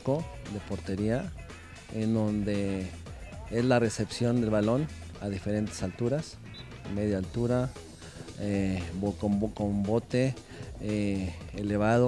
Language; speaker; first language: Spanish; native; Spanish